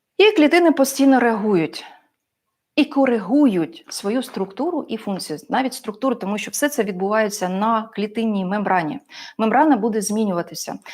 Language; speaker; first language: Ukrainian; non-native, local second language; Russian